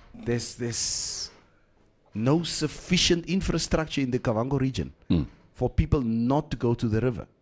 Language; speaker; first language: English; non-native, local second language; Afrikaans